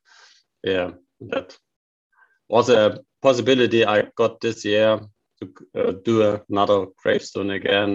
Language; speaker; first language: English; non-native, fluent; German